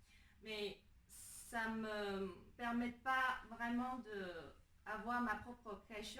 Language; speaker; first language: French; non-native, fluent; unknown